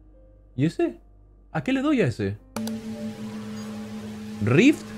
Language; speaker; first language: Spanish; native; Spanish